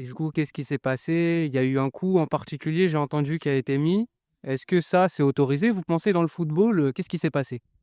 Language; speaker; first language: French; native; French